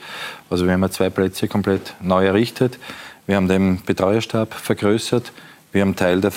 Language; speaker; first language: German; native; German